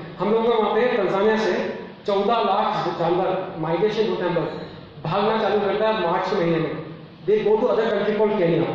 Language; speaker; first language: Hindi; native; Hindi